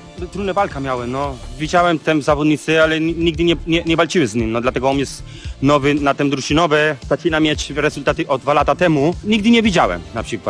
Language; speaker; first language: Polish; non-native, learner; Spanish